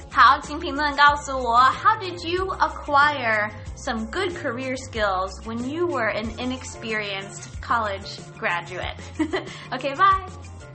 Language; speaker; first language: English; native; English